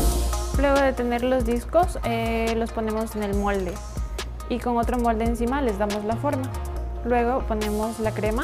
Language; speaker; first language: Spanish; native; Spanish